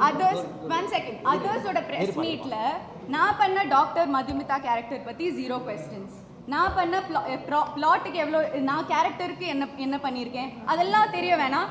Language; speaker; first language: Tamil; non-native, local second language; Malayalam